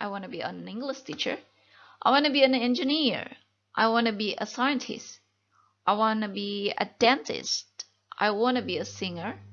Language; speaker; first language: English; non-native, fluent; Indonesian